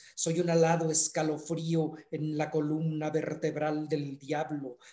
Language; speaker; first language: Spanish; native; Spanish